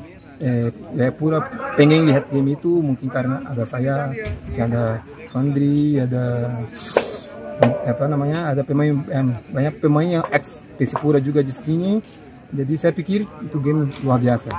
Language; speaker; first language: Indonesian; non-native, fluent; Portuguese